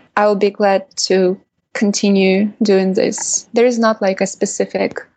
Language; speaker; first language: English; non-native, fluent; Russian